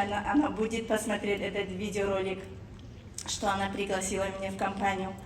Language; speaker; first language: Russian; non-native, fluent; Tajik